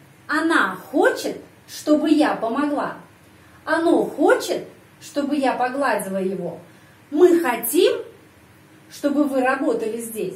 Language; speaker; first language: Russian; early bilingual, heritage; Russian